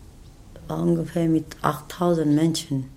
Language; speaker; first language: German; non-native, learner; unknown